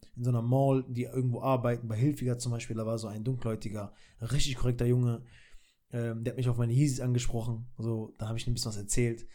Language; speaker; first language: German; early bilingual, other home language; Albanian